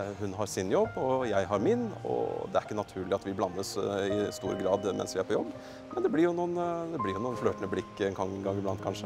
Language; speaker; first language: Norwegian; native; Norwegian